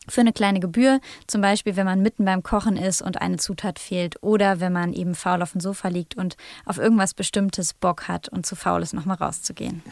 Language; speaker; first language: German; native; German